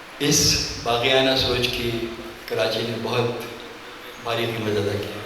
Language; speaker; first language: Urdu; non-native, local second language; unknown